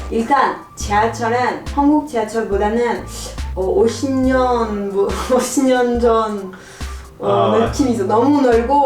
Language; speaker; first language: Korean; non-native, learner; French